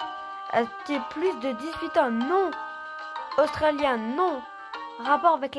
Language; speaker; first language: French; native; French